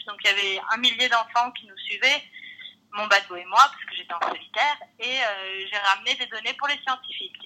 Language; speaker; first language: French; native; French